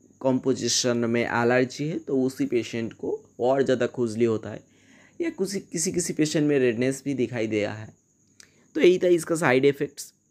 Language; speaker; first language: Hindi; non-native, local second language; Bangla